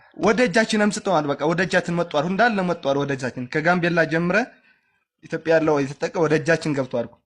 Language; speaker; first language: Amharic; non-native, local second language; Tigrinya